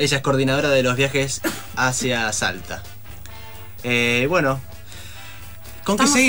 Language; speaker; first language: Spanish; native; Spanish